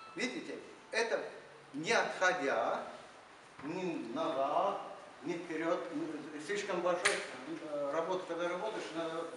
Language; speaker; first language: Russian; non-native, fluent; Azerbaijani